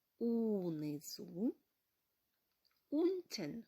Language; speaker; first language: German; non-native, fluent; Ukrainian